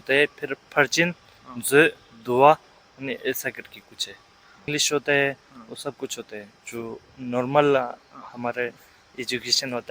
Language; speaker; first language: Hindi; non-native, local second language; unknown